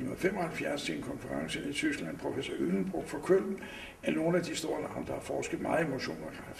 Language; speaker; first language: Danish; native; Danish